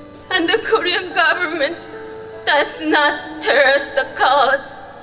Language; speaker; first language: English; non-native, fluent; Korean